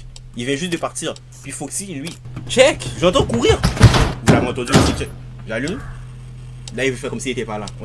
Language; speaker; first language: French; native; French